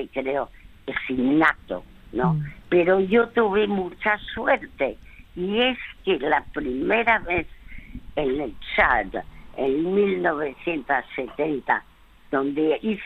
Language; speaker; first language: Spanish; early bilingual, other home language; French